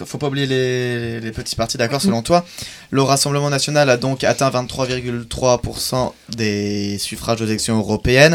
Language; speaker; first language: French; native; French